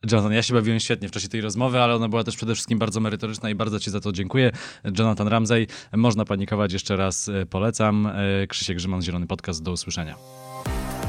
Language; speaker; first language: Polish; native; Polish